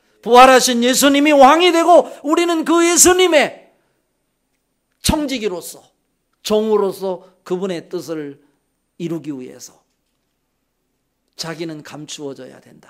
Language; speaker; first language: Korean; native; Korean